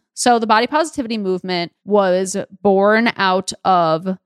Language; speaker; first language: English; native; English